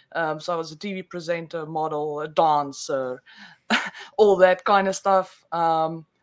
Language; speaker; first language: English; non-native, local second language; Afrikaans